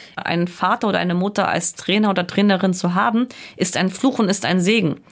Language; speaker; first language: German; native; German